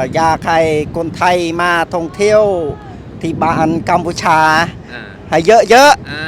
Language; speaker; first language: Thai; non-native, learner; Khmer